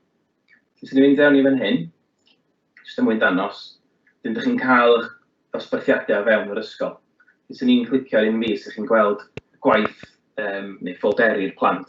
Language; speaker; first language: Welsh; native; Welsh